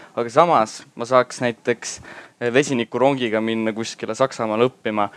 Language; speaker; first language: Estonian; non-native, local second language; Russian